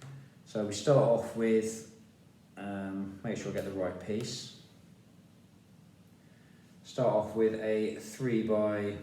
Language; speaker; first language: English; native; English